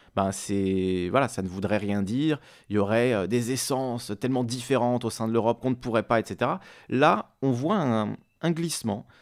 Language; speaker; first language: French; native; French